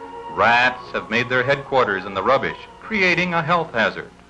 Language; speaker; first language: English; native; English